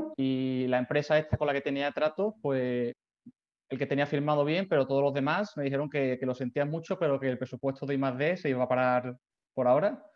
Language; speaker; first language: Spanish; native; Spanish